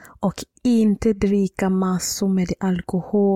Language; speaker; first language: Swedish; non-native, fluent; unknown